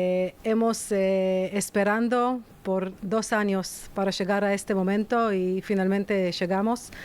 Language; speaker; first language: Spanish; non-native, fluent; Hebrew